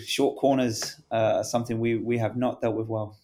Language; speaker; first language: English; native; English